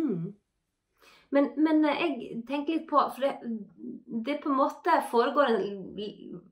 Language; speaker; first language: Norwegian; native; Norwegian